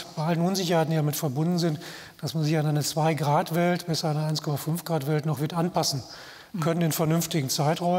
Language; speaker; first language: German; native; German